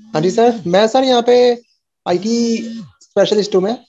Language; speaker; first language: Hindi; native; Hindi